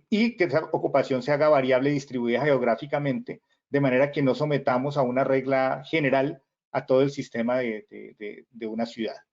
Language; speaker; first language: Spanish; native; Spanish